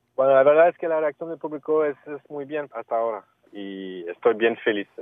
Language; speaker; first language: Spanish; non-native, fluent; English